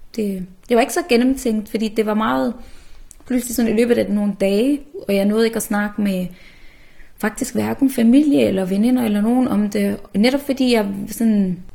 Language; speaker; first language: Danish; early bilingual, other home language; Arabic